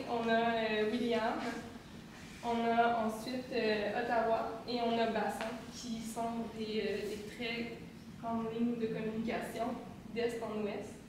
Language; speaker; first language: French; native; French